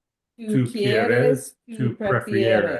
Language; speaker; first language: Spanish; non-native, learner; English